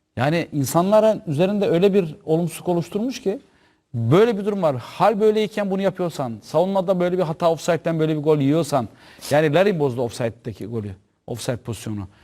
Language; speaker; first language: Turkish; native; Turkish